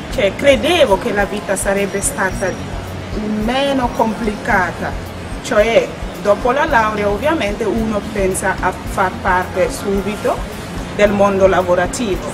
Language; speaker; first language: Italian; non-native, fluent; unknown